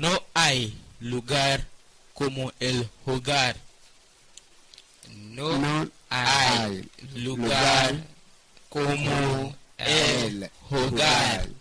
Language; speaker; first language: Spanish; non-native, fluent; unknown